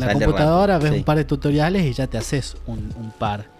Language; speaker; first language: Spanish; native; Spanish